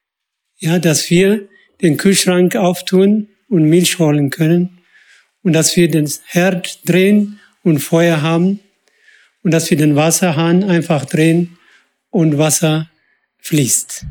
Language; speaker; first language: German; non-native, fluent; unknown